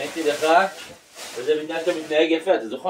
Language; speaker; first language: Hebrew; native; Hebrew